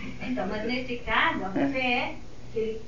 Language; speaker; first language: Spanish; non-native, learner; Portuguese